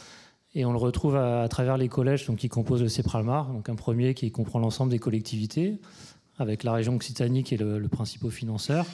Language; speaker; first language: French; native; French